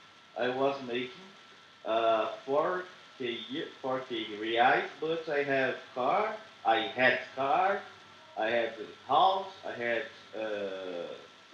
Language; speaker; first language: English; non-native, learner; Portuguese